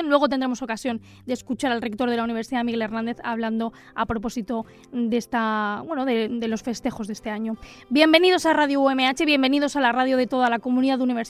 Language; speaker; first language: Spanish; native; Spanish